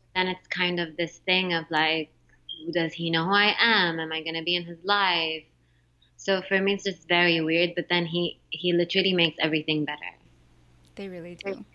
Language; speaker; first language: English; non-native, fluent; Arabic